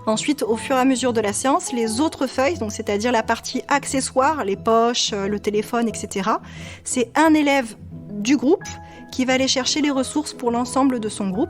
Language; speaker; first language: French; native; French